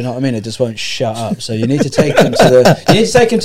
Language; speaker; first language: English; native; English